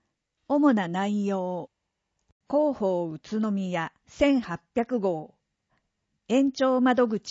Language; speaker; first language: Japanese; native; Japanese